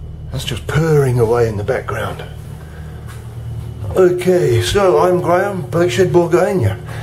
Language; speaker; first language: English; native; English